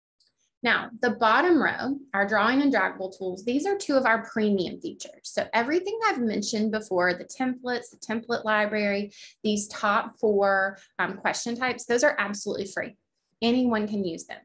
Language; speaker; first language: English; native; English